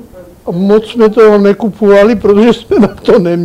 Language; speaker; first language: Czech; early bilingual, heritage; Czech